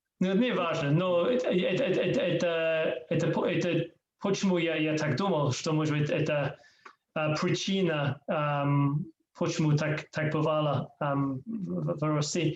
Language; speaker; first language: Russian; non-native, learner; English